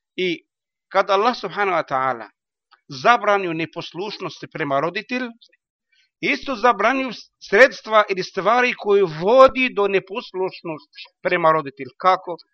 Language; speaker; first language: Bosnian; non-native, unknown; Arabic